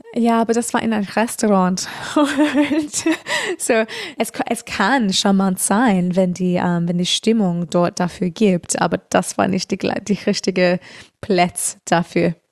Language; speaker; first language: German; non-native, fluent; English